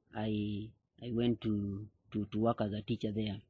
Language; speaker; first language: English; non-native, local second language; Kikuyu